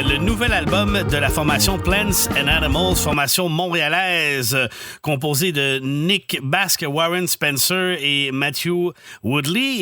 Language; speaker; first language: French; native; French